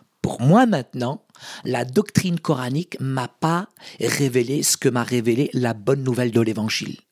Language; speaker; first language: French; early bilingual, other home language; Arabic